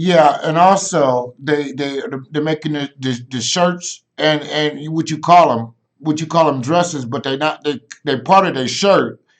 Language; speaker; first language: English; native; English